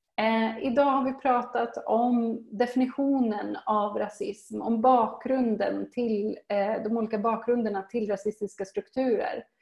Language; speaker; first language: Swedish; native; Swedish